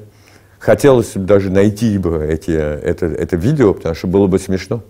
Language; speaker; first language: Russian; early bilingual, heritage; Russian